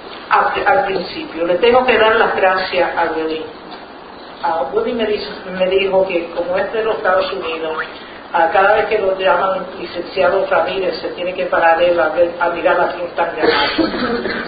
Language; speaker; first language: Spanish; non-native, learner; English